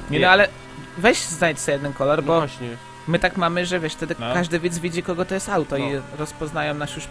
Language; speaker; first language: Polish; native; Polish